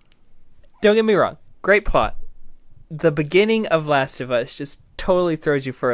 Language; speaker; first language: English; native; English